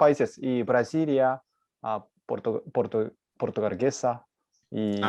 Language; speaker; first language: Spanish; non-native, learner; Japanese